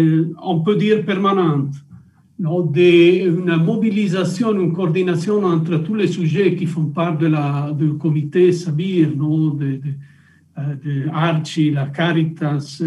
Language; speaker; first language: French; non-native, fluent; Italian